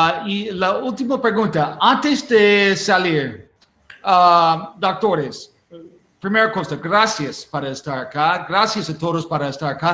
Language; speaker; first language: Spanish; non-native, learner; English